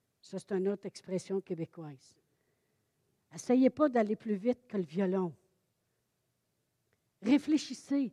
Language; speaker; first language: French; native; French